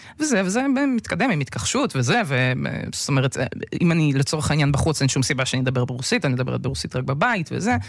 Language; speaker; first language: Hebrew; native; Hebrew